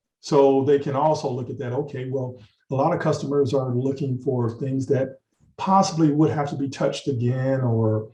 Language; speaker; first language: English; native; English